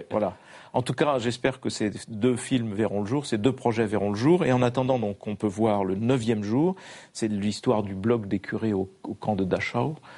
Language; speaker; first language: French; native; French